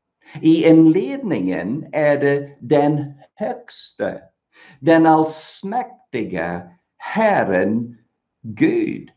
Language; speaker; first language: Swedish; non-native, fluent; English